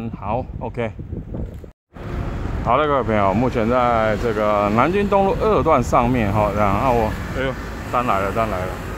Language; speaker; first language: Chinese; native; Chinese